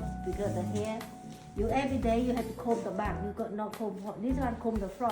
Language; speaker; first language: English; non-native, learner; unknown